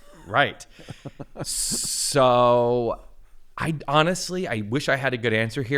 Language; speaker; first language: English; native; English